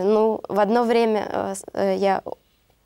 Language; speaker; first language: Russian; non-native, learner; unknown